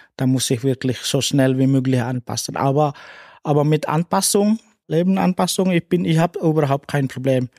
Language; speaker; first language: German; non-native, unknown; Indonesian